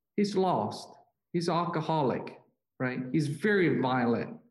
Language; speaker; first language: English; non-native, fluent; Korean